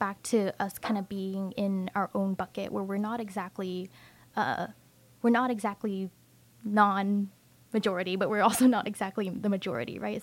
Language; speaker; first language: English; native; English